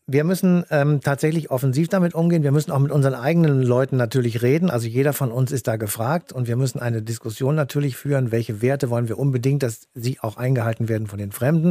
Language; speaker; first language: German; native; German